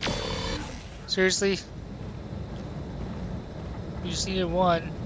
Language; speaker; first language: English; native; English